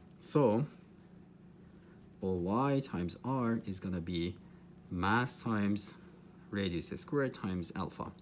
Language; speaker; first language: English; non-native, fluent; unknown